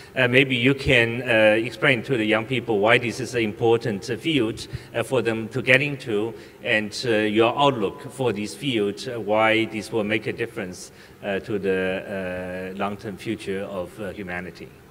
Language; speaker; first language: English; non-native, fluent; Chinese